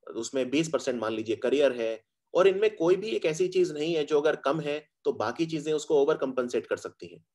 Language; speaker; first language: Hindi; native; Hindi